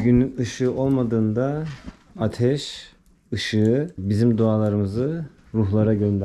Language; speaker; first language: Turkish; native; Turkish